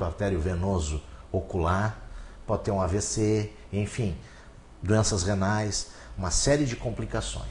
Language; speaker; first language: Portuguese; native; Portuguese